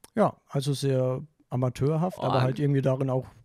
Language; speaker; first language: German; native; German